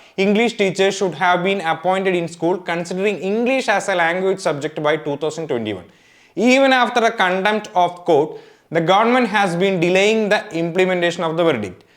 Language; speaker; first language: English; non-native, local second language; Malayalam